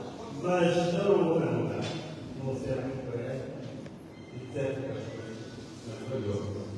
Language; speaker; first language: Portuguese; non-native, learner; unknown